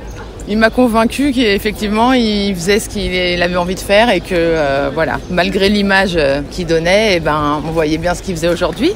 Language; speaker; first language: French; native; French